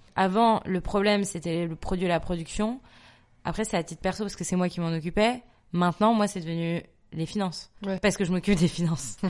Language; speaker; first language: French; native; French